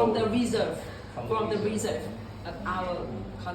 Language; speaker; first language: English; non-native, fluent; Vietnamese